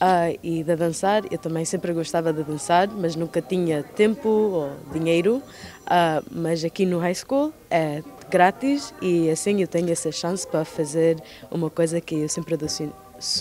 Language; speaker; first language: Portuguese; early bilingual, heritage; Portuguese